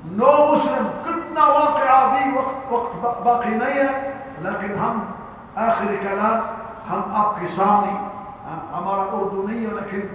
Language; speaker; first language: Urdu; non-native, learner; Arabic